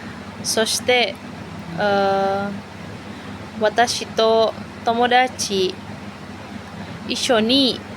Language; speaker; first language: Japanese; non-native, learner; Indonesian